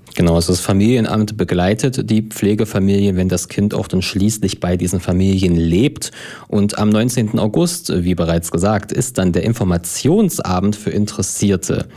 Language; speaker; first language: German; native; German